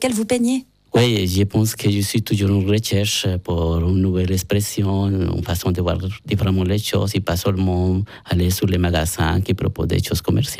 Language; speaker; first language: French; non-native, learner; Spanish